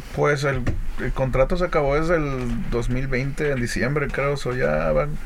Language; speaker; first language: Spanish; native; Spanish